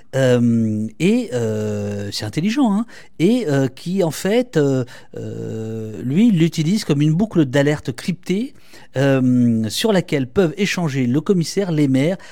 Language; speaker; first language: French; native; French